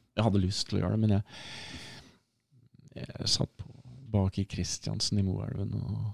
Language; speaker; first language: Norwegian; native; Norwegian